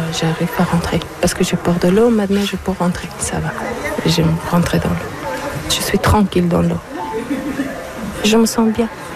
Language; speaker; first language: French; non-native, learner; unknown